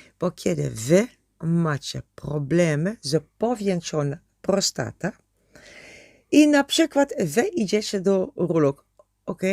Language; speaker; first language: Polish; non-native, learner; Dutch